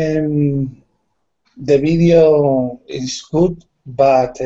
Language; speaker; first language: English; non-native, learner; Spanish